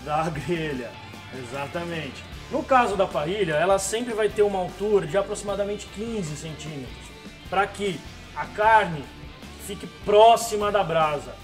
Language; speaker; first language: Portuguese; native; Portuguese